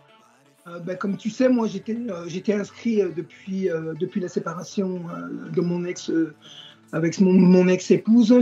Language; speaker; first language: French; native; French